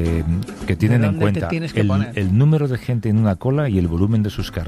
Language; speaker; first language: Spanish; native; Spanish